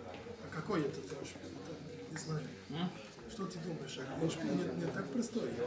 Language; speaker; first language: Russian; non-native, learner; Serbian